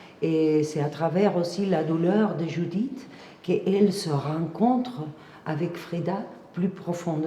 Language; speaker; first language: French; non-native, fluent; Spanish